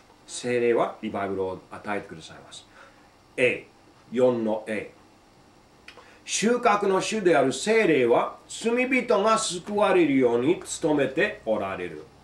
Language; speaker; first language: Japanese; non-native, fluent; English